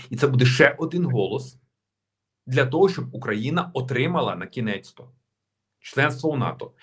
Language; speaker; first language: Ukrainian; native; Ukrainian